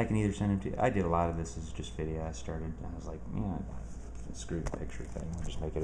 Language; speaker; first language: English; native; English